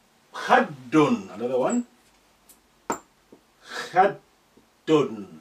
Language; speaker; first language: Arabic; non-native, fluent; English